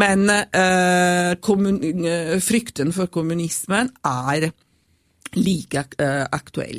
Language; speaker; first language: Norwegian; non-native, fluent; Italian